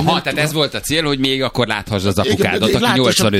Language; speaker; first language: Hungarian; native; Hungarian